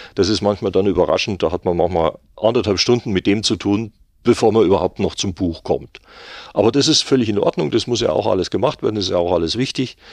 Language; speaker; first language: German; native; German